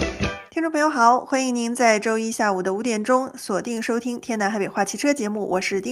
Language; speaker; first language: Chinese; native; Chinese